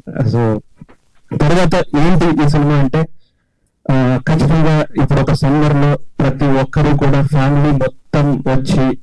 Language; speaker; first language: Telugu; native; Telugu